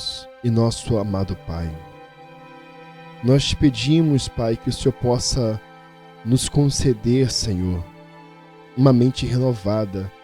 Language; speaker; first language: Portuguese; native; Portuguese